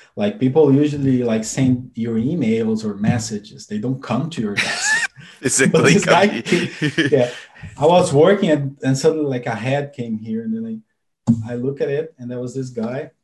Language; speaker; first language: English; non-native, fluent; Portuguese